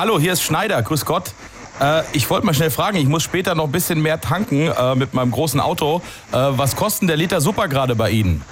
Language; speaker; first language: German; native; German